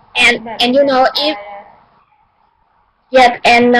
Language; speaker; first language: English; non-native, learner; Vietnamese